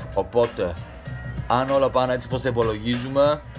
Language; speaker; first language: Greek; early bilingual, other home language; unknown